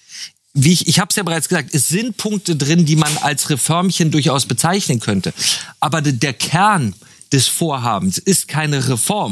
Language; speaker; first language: German; native; German